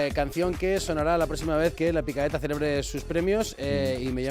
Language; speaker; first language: Spanish; native; Spanish